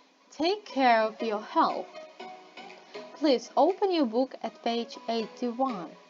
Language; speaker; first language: English; non-native, fluent; Ukrainian